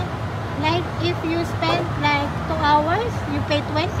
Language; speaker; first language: English; non-native, learner; Filipino